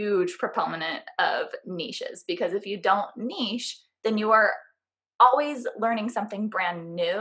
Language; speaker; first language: English; native; English